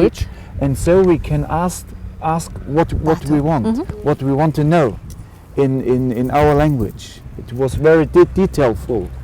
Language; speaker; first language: English; non-native, learner; German